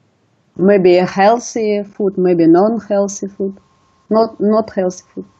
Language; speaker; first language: English; non-native, learner; Russian